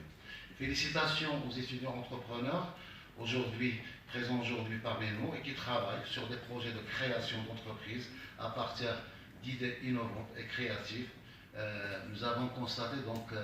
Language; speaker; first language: French; native; French